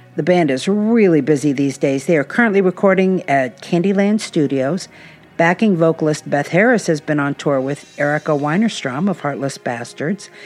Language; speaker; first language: English; native; English